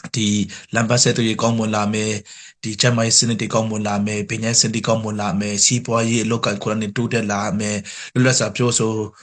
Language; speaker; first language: Burmese; non-native, local second language; Hakha Chin